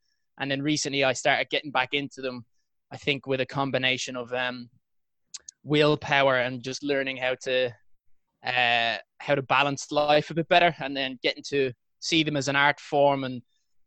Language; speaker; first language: English; native; English